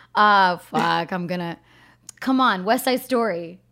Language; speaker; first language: English; native; English